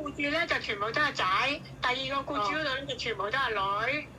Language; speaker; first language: Chinese; non-native, learner; Indonesian